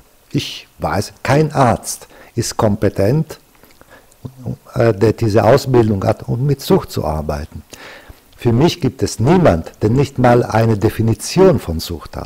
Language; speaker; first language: German; non-native, fluent; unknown